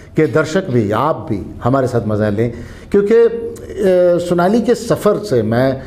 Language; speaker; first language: Hindi; native; Hindi